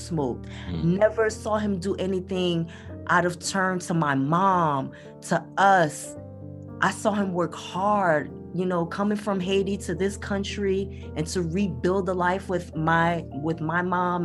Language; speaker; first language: English; native; English